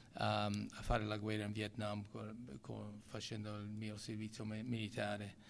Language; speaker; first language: Italian; non-native, local second language; English